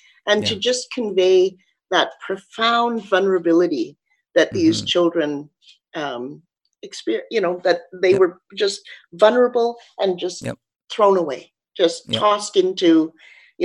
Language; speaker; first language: English; native; English